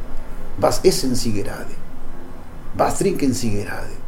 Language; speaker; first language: German; non-native, fluent; Spanish